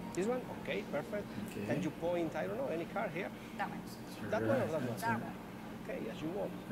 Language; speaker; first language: English; non-native, fluent; Spanish